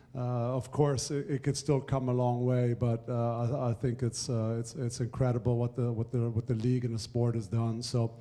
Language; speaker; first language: English; non-native, fluent; German